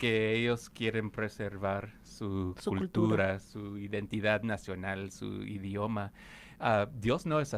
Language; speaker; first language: Spanish; non-native, fluent; English